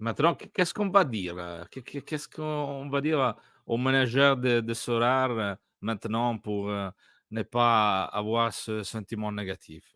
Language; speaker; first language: French; non-native, learner; Italian